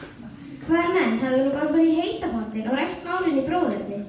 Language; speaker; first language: Icelandic; native; Icelandic